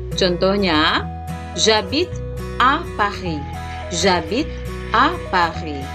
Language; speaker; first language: French; non-native, fluent; Indonesian